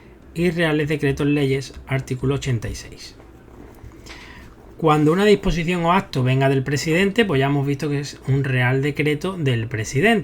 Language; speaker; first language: Spanish; native; Spanish